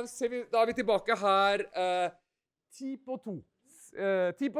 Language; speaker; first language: Norwegian; native; Norwegian